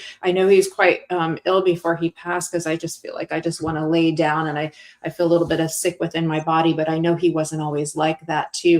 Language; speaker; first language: English; native; English